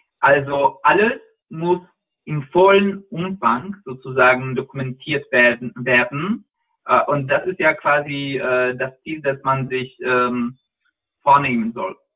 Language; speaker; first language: German; non-native, fluent; Polish